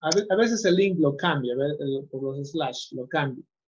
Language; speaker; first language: Spanish; native; Spanish